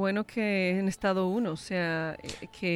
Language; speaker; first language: Spanish; native; Spanish